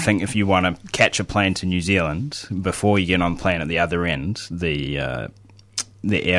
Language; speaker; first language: English; native; English